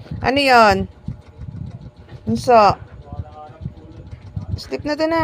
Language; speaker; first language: Filipino; non-native, local second language; Cebuano